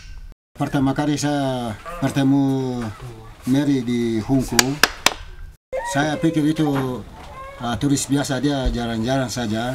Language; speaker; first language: Indonesian; non-native, local second language; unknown